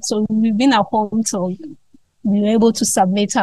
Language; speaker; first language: English; non-native, local second language; Akan